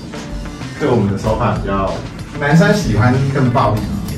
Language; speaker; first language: Chinese; native; Chinese